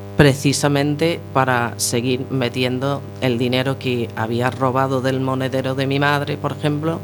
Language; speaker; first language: Spanish; non-native, fluent; English